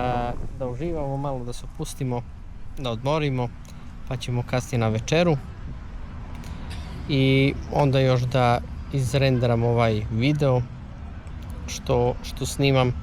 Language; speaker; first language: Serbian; early bilingual, heritage; Serbian